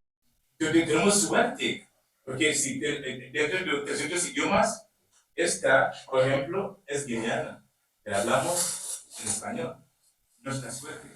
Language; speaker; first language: Spanish; non-native, learner; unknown